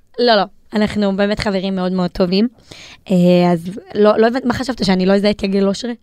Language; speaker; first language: Hebrew; native; Hebrew